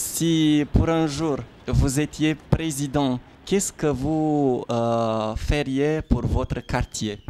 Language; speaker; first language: French; non-native, learner; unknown